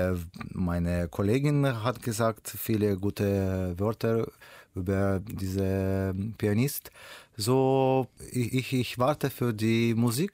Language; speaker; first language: German; non-native, learner; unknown